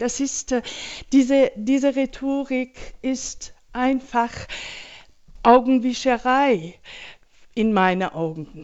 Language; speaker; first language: German; non-native, fluent; Persian